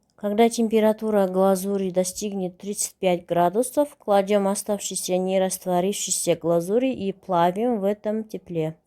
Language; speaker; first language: Russian; non-native, local second language; Kazakh